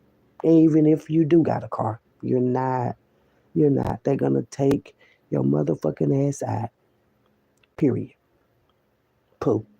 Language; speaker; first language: English; native; English